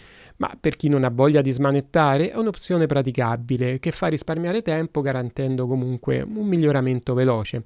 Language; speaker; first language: Italian; native; Italian